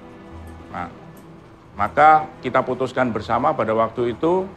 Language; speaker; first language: Indonesian; native; Indonesian